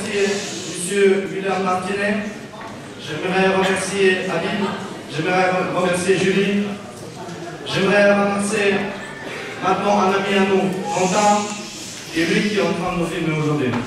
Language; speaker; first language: French; non-native, fluent; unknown